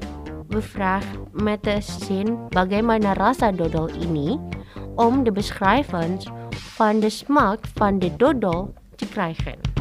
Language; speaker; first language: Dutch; non-native, learner; Indonesian